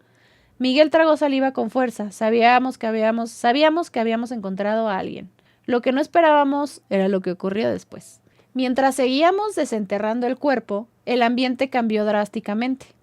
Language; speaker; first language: Spanish; native; Spanish